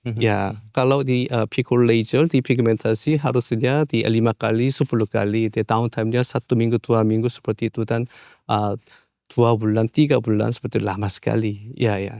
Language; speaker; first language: Indonesian; non-native, learner; Korean